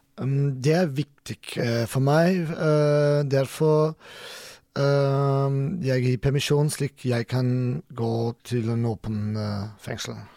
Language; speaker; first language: Norwegian; non-native, learner; German